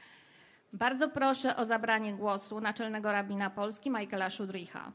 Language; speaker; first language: Polish; native; Polish